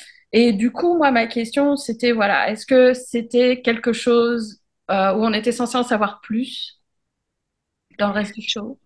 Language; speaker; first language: French; native; French